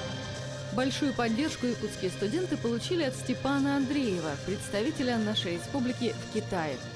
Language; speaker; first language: Russian; native; Russian